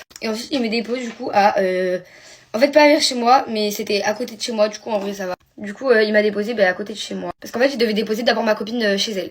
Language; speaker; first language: French; native; French